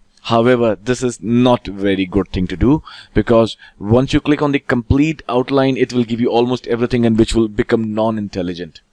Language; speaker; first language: English; non-native, local second language; Hindi